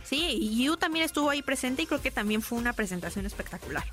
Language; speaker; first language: Spanish; native; Spanish